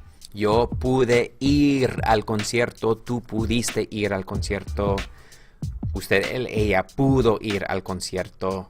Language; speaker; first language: Spanish; non-native, fluent; English